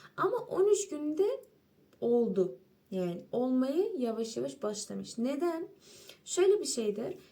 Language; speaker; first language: Turkish; non-native, fluent; Persian